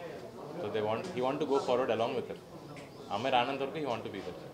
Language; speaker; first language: Telugu; native; Telugu